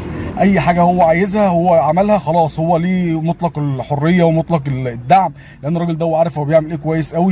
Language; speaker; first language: Arabic; native; Arabic